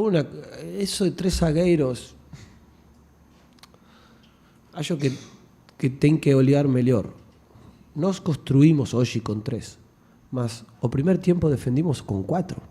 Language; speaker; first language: Portuguese; non-native, fluent; Spanish